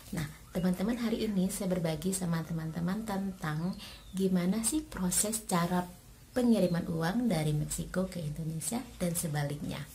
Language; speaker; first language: Indonesian; native; Indonesian